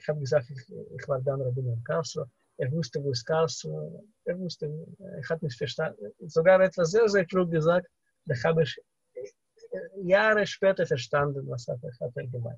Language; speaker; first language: German; non-native, fluent; Russian